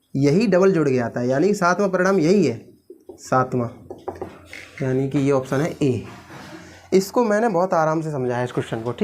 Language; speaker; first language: Hindi; native; Hindi